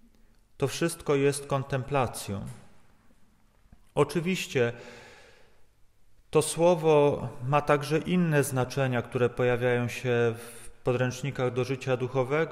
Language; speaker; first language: Polish; native; Polish